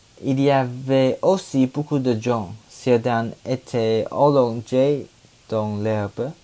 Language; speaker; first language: French; non-native, learner; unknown